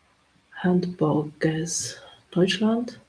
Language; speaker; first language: German; non-native, learner; Chinese